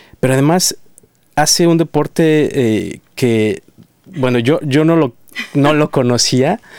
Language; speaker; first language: Spanish; native; Spanish